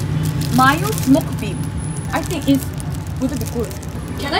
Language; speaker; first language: English; non-native, learner; Korean